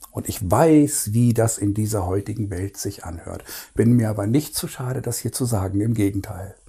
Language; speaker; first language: German; native; German